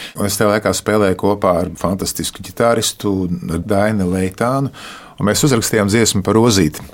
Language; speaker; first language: Latvian; native; Latvian